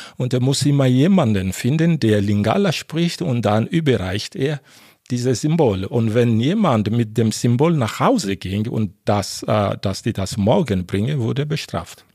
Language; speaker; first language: German; non-native, fluent; Lingala